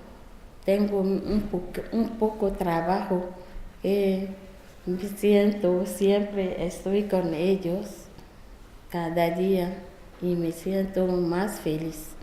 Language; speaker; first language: Spanish; non-native, learner; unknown